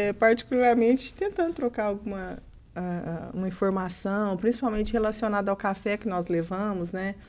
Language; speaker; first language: Portuguese; native; Portuguese